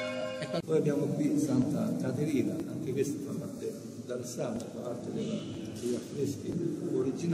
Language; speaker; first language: Italian; native; Italian